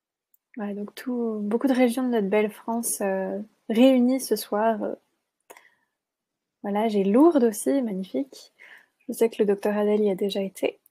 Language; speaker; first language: French; native; French